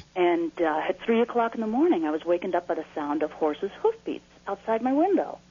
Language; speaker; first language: English; native; English